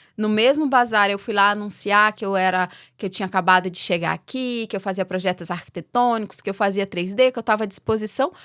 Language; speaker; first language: Portuguese; native; Portuguese